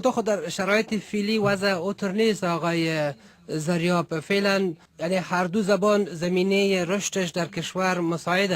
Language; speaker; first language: Persian; native; Persian